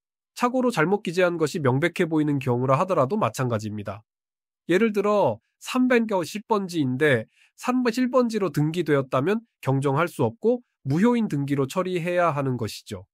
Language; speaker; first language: Korean; native; Korean